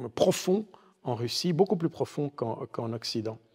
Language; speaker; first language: French; native; French